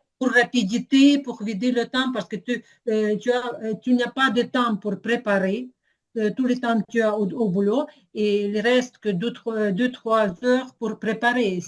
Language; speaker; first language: French; non-native, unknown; Ukrainian